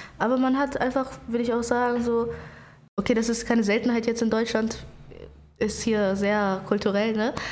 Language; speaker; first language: German; early bilingual, other home language; Bulgarian